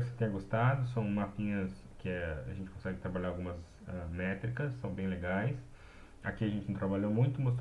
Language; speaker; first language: Portuguese; native; Portuguese